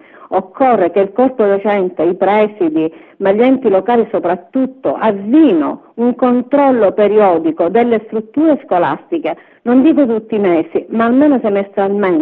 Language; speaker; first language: Italian; native; Italian